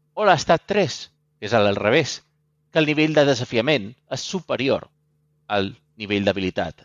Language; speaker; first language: Catalan; native; Catalan